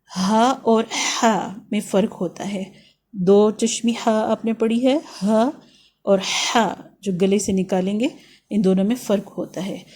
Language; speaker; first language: Urdu; native; Urdu